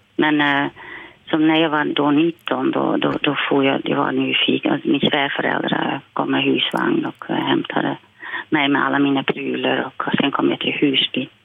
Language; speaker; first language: Swedish; non-native, fluent; Dutch